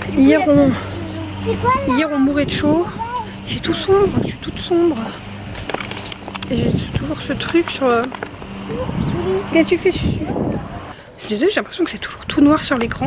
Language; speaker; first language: French; native; French